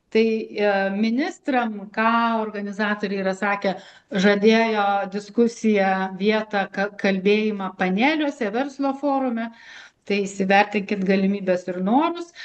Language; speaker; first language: Lithuanian; native; Lithuanian